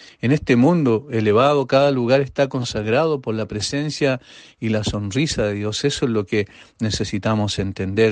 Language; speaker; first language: Spanish; native; Spanish